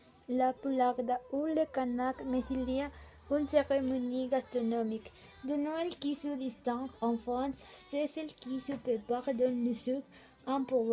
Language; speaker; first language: French; non-native, learner; Spanish